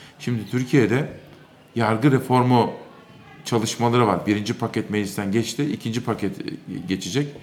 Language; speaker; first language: Turkish; native; Turkish